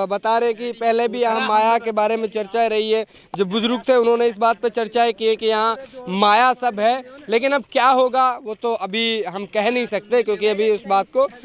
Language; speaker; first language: Hindi; native; Hindi